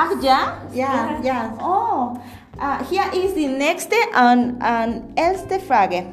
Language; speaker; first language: German; non-native, learner; Spanish